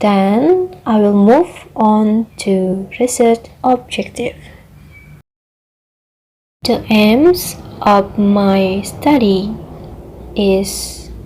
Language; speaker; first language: English; non-native, learner; Indonesian